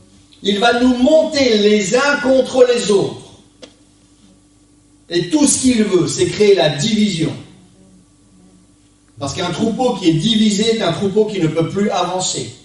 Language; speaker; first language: French; native; French